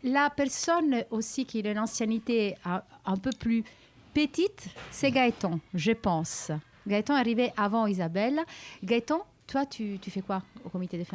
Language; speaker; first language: French; native; French